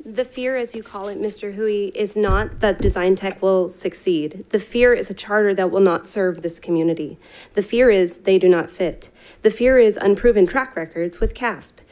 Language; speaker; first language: English; native; English